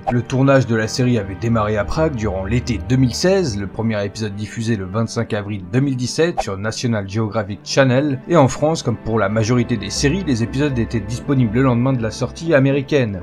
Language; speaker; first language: French; native; French